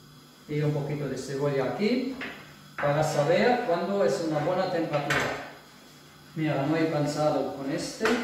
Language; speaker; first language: Spanish; non-native, fluent; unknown